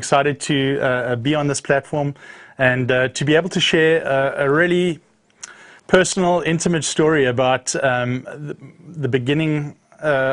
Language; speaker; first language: English; native; English